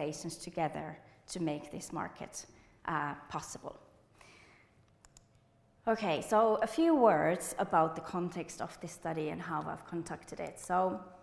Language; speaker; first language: English; non-native, fluent; Finnish